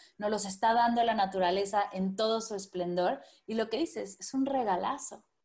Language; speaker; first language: Spanish; native; Spanish